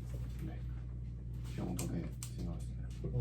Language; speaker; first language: Korean; non-native, learner; Chinese